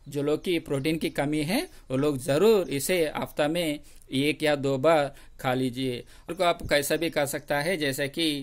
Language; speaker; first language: Hindi; non-native, local second language; Telugu